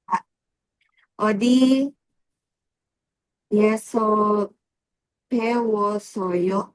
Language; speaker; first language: Korean; non-native, learner; Filipino